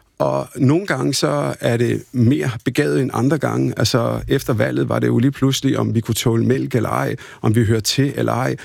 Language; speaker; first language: Danish; early bilingual, other home language; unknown